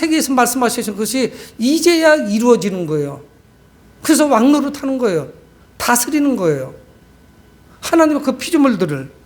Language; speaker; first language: Korean; native; Korean